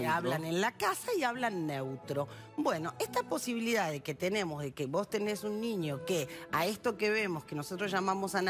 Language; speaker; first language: Spanish; native; Spanish